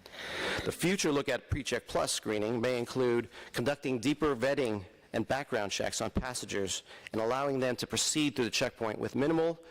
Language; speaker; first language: English; native; English